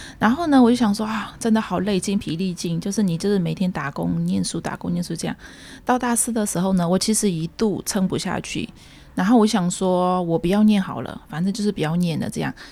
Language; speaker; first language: Chinese; early bilingual, heritage; Chinese